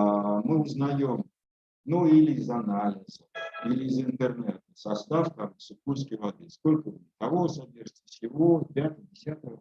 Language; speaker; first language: Russian; native; Russian